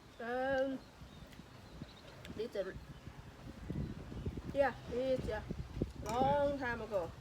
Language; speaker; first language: English; non-native, learner; Thai